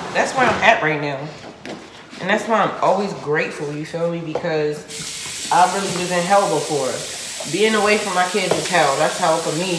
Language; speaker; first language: English; native; English